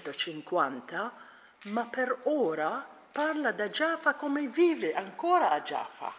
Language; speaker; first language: Italian; non-native, learner; Arabic